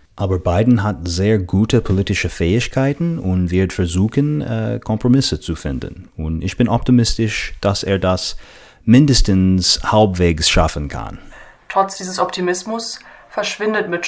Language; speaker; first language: German; non-native, fluent; English